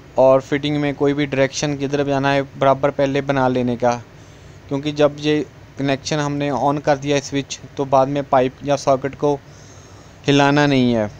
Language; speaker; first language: Hindi; non-native, local second language; Punjabi